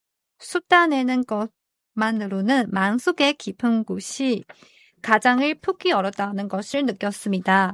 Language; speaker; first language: Korean; non-native, fluent; Chinese